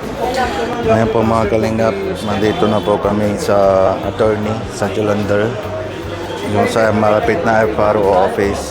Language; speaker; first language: Filipino; non-native, learner; Punjabi